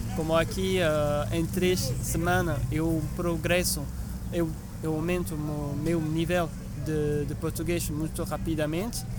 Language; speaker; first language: Portuguese; non-native, learner; French